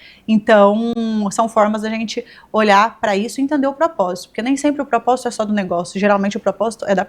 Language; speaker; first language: Portuguese; native; Portuguese